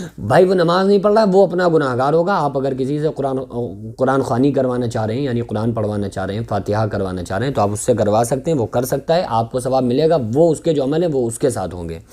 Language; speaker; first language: Urdu; native; Urdu